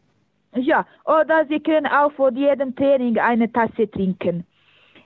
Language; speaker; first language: German; non-native, learner; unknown